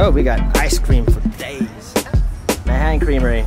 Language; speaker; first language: English; native; English